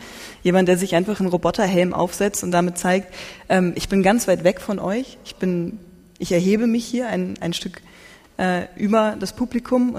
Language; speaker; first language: German; native; German